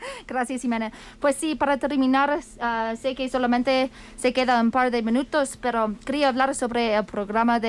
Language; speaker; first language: Spanish; non-native, fluent; English